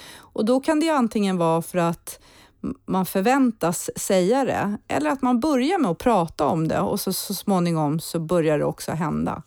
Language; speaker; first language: Swedish; early bilingual, heritage; Swedish